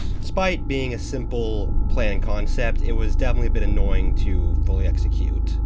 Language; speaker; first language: English; native; English